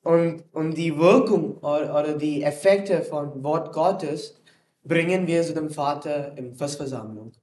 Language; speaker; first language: German; non-native, learner; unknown